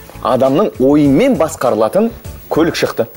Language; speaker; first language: Kazakh; native; Kazakh